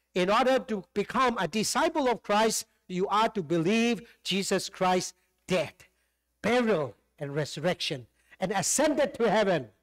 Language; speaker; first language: English; non-native, fluent; Burmese